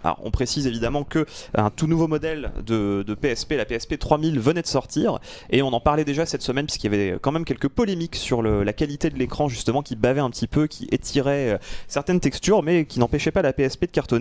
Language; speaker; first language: French; native; French